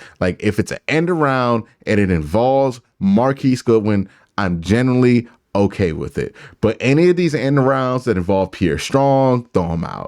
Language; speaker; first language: English; native; English